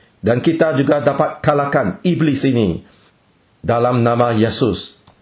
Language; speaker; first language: Malay; non-native, local second language; Chinese